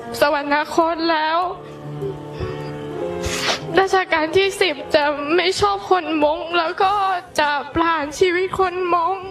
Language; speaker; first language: Thai; non-native, local second language; Hmong